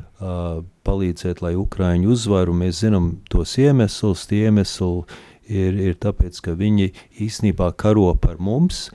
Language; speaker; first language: Latvian; early bilingual, heritage; Latvian